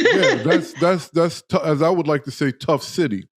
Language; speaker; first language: English; native; English